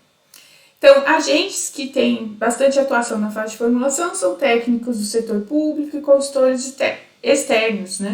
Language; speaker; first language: Portuguese; native; Portuguese